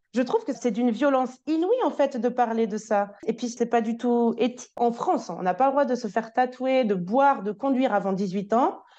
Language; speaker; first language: French; native; French